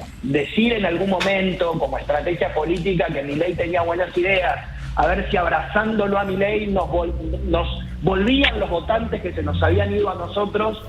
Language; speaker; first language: Spanish; native; Spanish